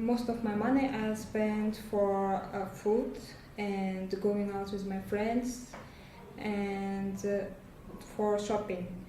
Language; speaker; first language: English; non-native, learner; Russian